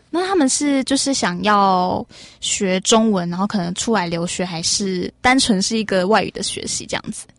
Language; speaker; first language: Chinese; native; Chinese